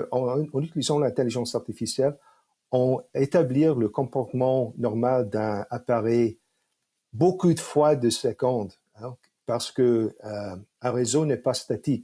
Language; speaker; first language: French; non-native, fluent; English